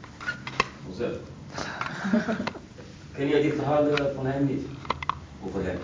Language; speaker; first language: Dutch; non-native, learner; Arabic